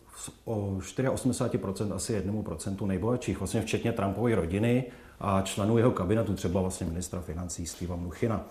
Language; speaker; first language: Czech; native; Czech